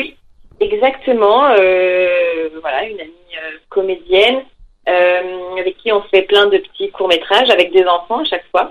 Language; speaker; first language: French; native; French